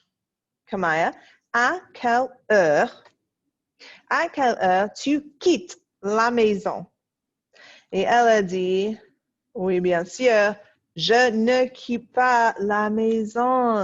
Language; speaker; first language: French; non-native, fluent; English